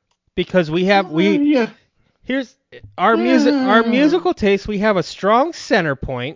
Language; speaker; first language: English; native; English